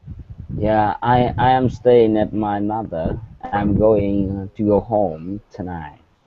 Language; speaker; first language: English; non-native, learner; Vietnamese